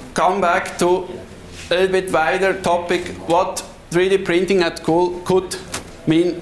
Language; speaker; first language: English; non-native, fluent; Swiss German